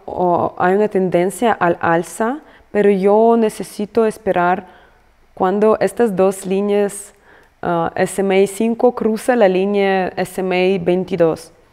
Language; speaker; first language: Spanish; non-native, fluent; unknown